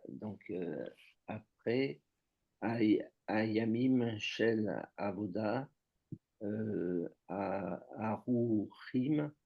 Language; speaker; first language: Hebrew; non-native, learner; French